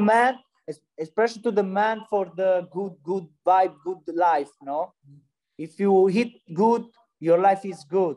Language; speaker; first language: English; non-native, learner; Italian